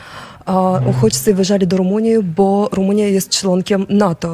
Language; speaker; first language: Polish; non-native, fluent; Ukrainian